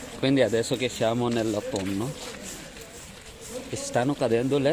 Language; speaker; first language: Italian; non-native, fluent; Filipino